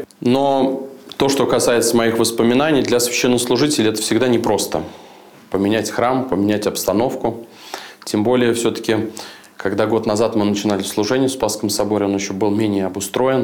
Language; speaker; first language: Russian; native; Russian